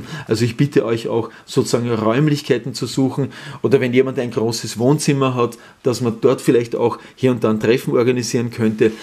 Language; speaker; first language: German; native; German